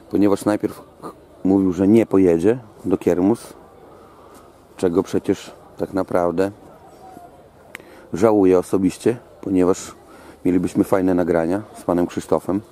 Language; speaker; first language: Polish; native; Polish